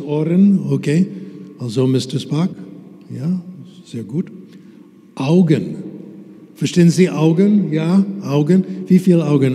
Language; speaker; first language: German; non-native, fluent; English